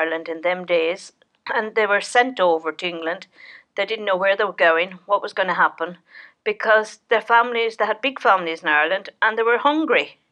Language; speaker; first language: English; native; English